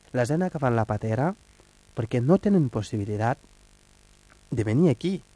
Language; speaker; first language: Catalan; non-native, fluent; Wolof